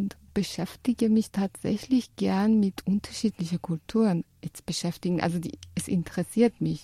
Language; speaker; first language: German; non-native, fluent; Persian